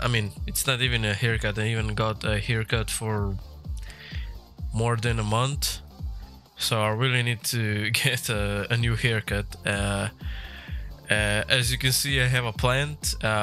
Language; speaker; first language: English; non-native, fluent; Slovenian